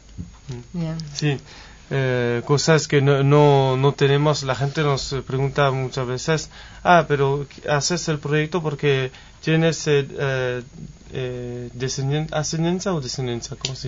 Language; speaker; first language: Spanish; non-native, fluent; French